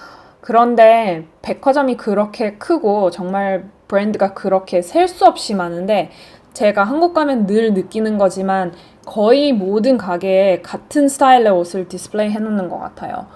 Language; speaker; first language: Korean; early bilingual, heritage; Korean